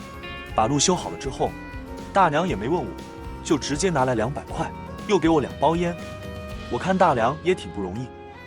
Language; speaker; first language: Chinese; native; Chinese